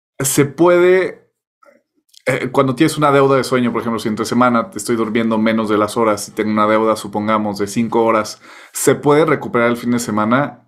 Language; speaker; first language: Spanish; native; Spanish